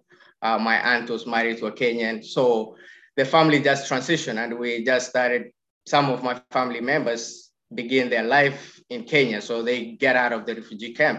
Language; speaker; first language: English; non-native, local second language; Somali